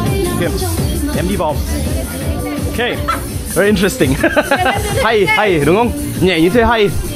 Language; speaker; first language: Vietnamese; early bilingual, heritage; Vietnamese